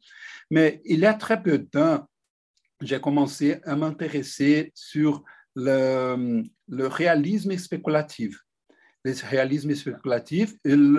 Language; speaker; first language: French; non-native, fluent; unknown